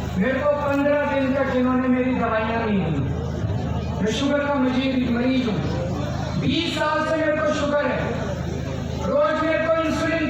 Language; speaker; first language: Hindi; native; Hindi